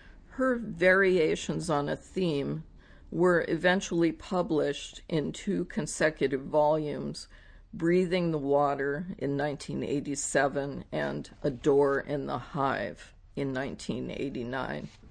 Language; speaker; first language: English; native; English